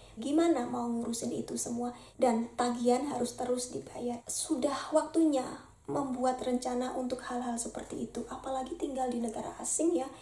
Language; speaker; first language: Indonesian; native; Indonesian